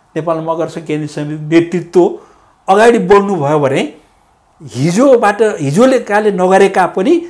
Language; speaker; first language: Nepali; non-native, local second language; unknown